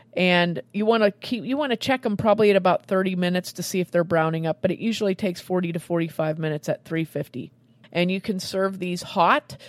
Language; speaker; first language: English; native; English